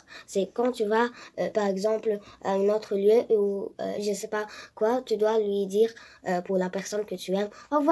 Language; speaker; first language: French; non-native, learner; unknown